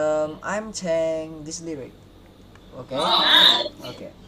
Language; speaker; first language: English; non-native, learner; Hakka Chinese